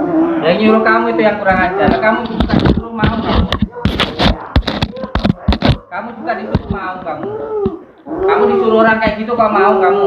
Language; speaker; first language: Indonesian; non-native, local second language; Javanese